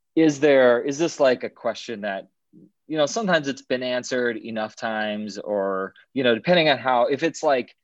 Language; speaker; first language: English; native; English